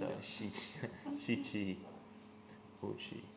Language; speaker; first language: Chinese; non-native, learner; English